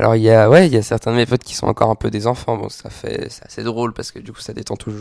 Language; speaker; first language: French; native; French